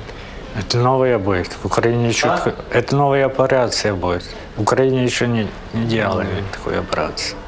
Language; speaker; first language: Russian; non-native, local second language; Ukrainian